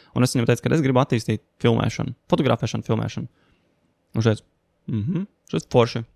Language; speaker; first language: Latvian; native; Latvian